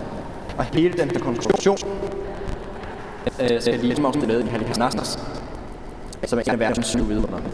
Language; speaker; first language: Danish; native; Danish